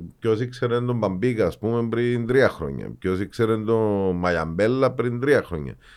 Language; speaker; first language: Greek; native; Greek